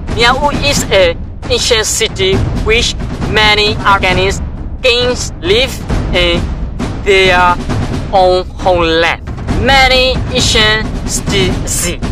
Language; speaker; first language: English; non-native, learner; Burmese